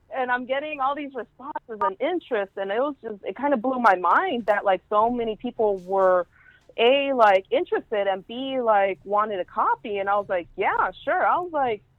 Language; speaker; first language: English; early bilingual, other home language; Spanish